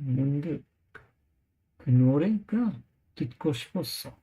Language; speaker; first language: Korean; non-native, learner; English